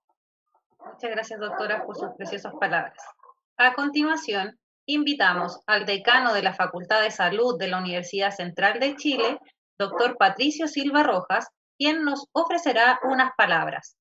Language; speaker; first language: Spanish; native; Spanish